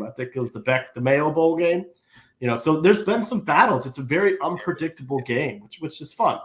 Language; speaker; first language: English; native; English